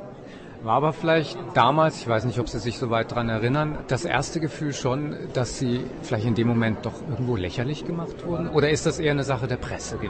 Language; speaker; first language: German; native; German